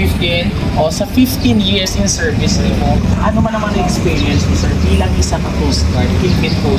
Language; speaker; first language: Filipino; non-native, local second language; Hiligaynon